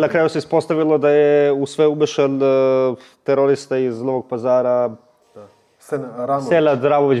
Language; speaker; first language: Bosnian; native; Bosnian